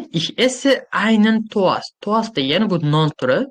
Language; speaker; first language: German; non-native, fluent; Uzbek